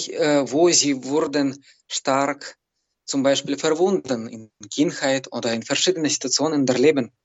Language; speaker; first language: German; non-native, learner; Belarusian